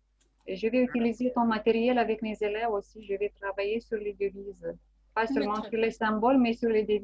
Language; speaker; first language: French; non-native, fluent; Lithuanian